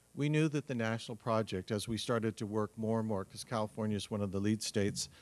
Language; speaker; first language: English; native; English